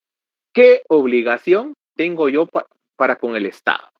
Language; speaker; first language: Spanish; native; Spanish